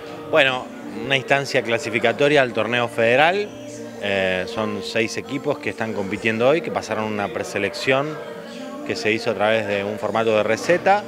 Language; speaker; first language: Spanish; native; Spanish